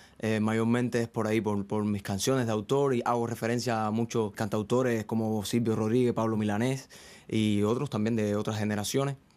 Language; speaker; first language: Spanish; native; Spanish